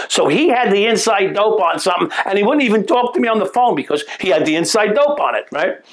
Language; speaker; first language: English; native; English